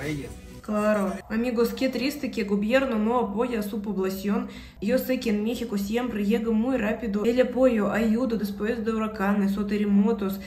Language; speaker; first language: Spanish; non-native, fluent; Russian